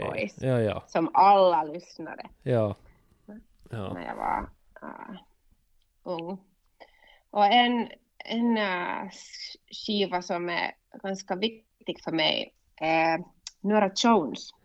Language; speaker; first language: Swedish; non-native, local second language; Finnish